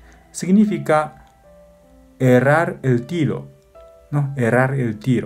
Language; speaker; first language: Spanish; non-native, fluent; Japanese